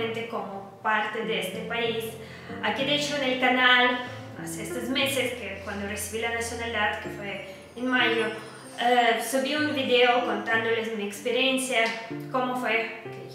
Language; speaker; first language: Spanish; non-native, fluent; Russian